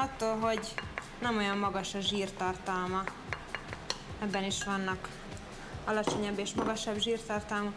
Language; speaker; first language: Hungarian; native; Hungarian